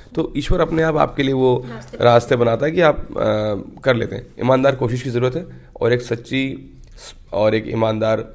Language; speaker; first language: Hindi; native; Hindi